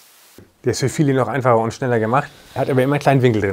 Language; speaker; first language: German; native; German